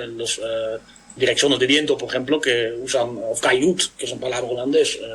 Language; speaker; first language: Spanish; non-native, fluent; Dutch